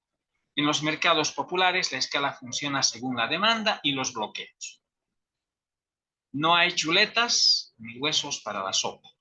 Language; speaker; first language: Spanish; native; Spanish